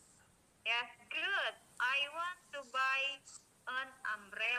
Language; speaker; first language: English; non-native, learner; Indonesian